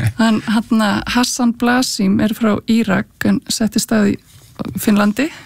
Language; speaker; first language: Icelandic; native; Icelandic